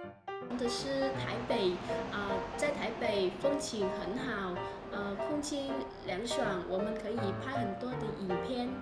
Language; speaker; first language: Chinese; non-native, learner; Vietnamese